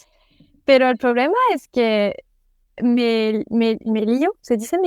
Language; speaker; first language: Spanish; non-native, fluent; French